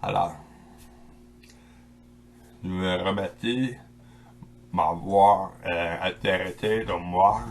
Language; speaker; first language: French; non-native, local second language; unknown